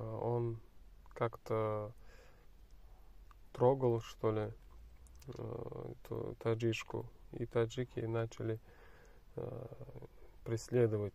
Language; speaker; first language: Russian; non-native, fluent; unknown